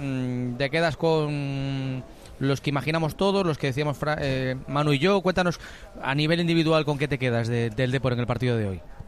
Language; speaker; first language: Spanish; native; Spanish